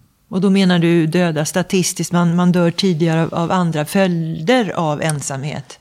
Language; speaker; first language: Swedish; native; Swedish